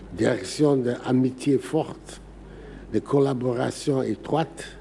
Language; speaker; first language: French; non-native, fluent; Akan